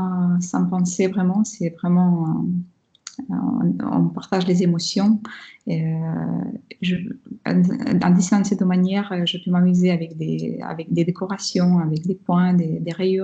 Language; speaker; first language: French; non-native, fluent; Russian